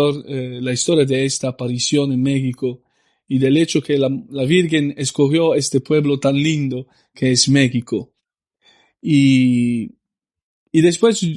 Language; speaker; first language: Spanish; non-native, fluent; Italian